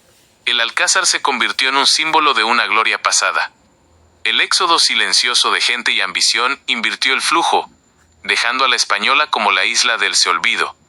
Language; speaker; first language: Spanish; native; Spanish